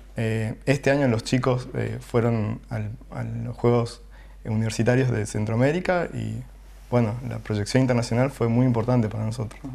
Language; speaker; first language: Spanish; native; Spanish